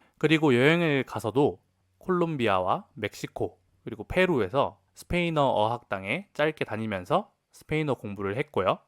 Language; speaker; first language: Korean; native; Korean